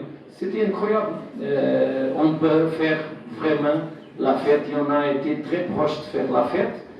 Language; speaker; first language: French; non-native, fluent; Portuguese